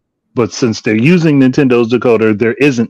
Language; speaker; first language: English; native; English